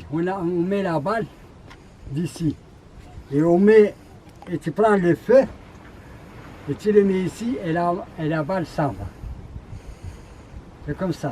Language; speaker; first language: French; non-native, learner; Arabic